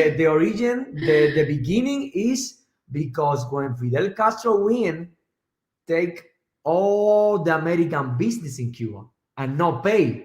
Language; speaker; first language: English; non-native, learner; Spanish